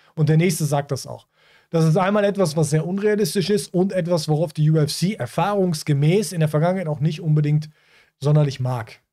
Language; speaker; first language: German; native; German